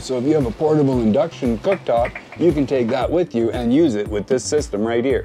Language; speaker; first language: English; native; English